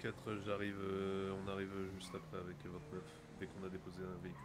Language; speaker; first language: French; native; French